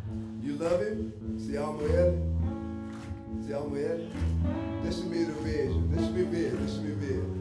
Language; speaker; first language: Portuguese; non-native, fluent; English